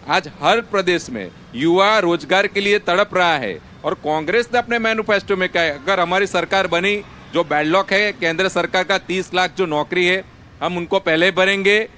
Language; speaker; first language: Hindi; non-native, local second language; Gujarati